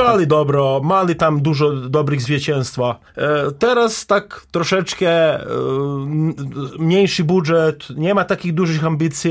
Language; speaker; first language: Polish; non-native, learner; Serbian